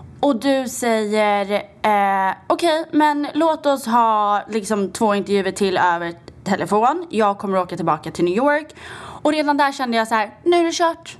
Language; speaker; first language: Swedish; native; Swedish